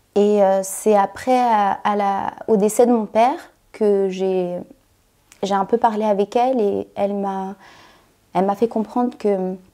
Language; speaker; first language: French; native; French